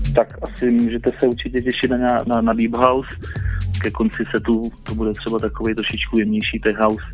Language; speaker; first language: Czech; native; Czech